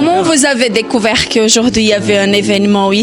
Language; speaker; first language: French; non-native, fluent; Portuguese